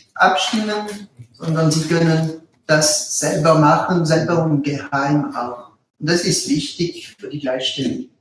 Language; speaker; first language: German; non-native, local second language; French